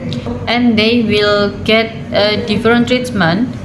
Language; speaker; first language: English; non-native, learner; Indonesian